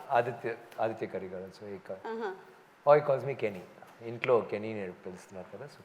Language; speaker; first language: Telugu; non-native, local second language; Tamil